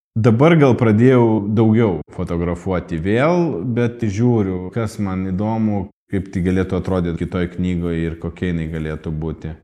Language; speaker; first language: Lithuanian; non-native, local second language; Russian